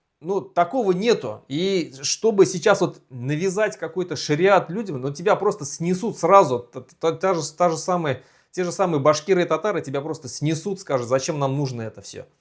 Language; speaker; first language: Russian; native; Russian